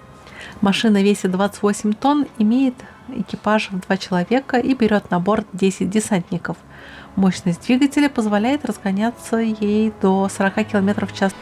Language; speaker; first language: Russian; native; Russian